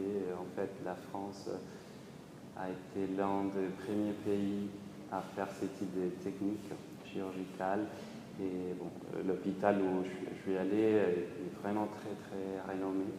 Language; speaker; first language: French; non-native, fluent; Spanish